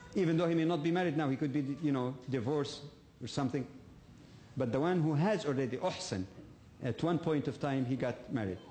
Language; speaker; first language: English; non-native, fluent; Arabic